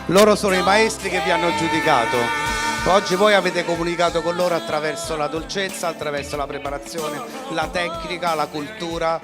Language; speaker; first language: Italian; native; Italian